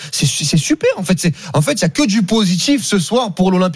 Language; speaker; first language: French; native; French